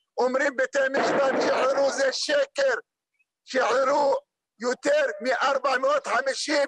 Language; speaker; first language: Hebrew; non-native, local second language; Arabic